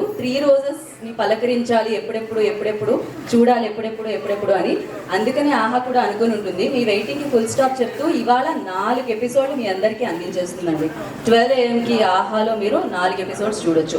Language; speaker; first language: Telugu; native; Telugu